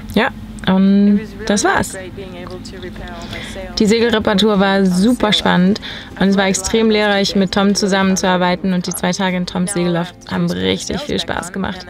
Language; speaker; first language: German; native; German